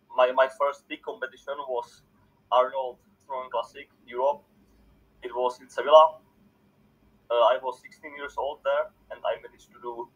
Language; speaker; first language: English; non-native, fluent; Czech